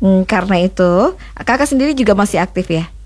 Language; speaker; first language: Indonesian; native; Indonesian